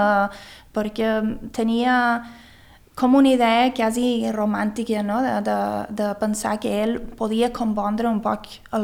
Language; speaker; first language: Catalan; early bilingual, other home language; Swedish